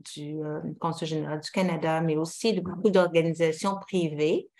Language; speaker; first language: French; native; French